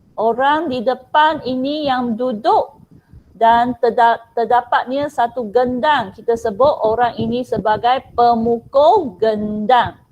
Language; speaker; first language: Malay; non-native, local second language; Chinese